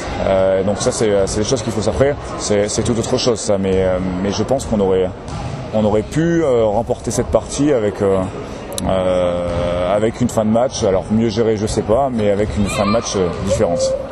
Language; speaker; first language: French; native; French